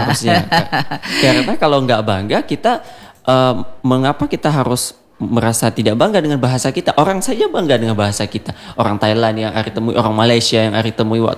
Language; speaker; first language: Indonesian; non-native, local second language; Achinese